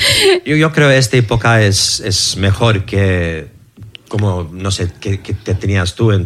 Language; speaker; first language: Spanish; non-native, learner; English